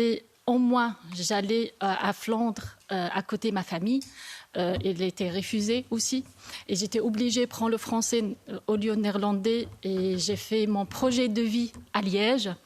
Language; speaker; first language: French; non-native, learner; Arabic